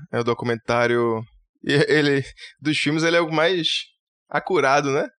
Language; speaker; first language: Portuguese; native; Portuguese